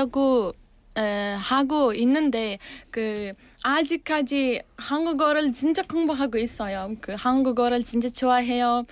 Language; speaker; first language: Korean; non-native, learner; Uzbek